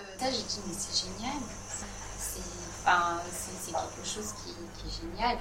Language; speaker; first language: French; non-native, fluent; Romanian